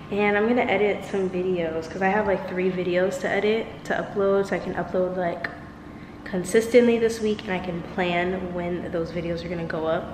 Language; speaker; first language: English; native; English